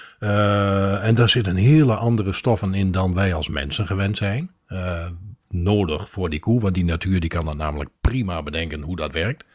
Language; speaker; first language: Dutch; native; Dutch